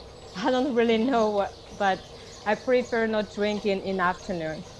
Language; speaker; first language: English; non-native, fluent; Malagasy